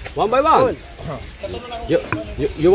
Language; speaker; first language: English; non-native, learner; Filipino